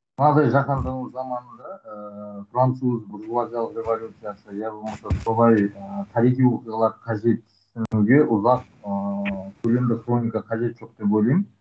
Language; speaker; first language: Kazakh; native; Kazakh